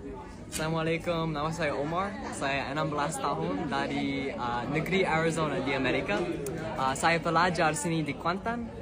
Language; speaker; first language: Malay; non-native, learner; English